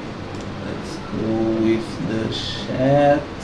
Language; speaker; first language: English; non-native, fluent; Portuguese